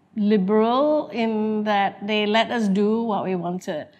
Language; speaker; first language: English; non-native, local second language; Malay